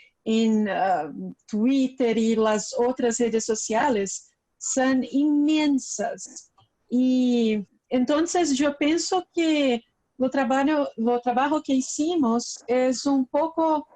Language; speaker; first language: Spanish; non-native, fluent; Portuguese